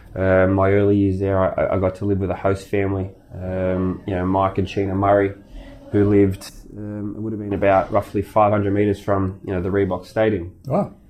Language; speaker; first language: English; native; English